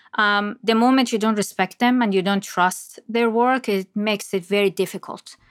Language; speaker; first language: English; non-native, fluent; Persian